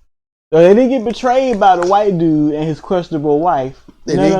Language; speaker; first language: English; native; English